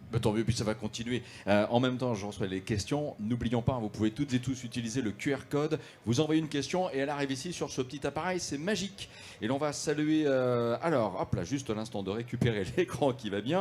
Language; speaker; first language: French; native; French